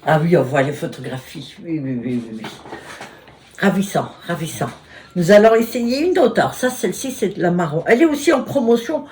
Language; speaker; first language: French; native; French